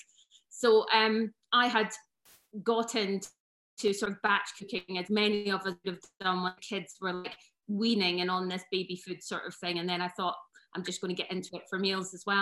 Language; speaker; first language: English; native; English